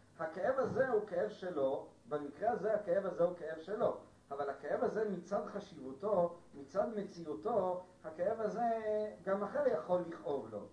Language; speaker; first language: Hebrew; non-native, fluent; Spanish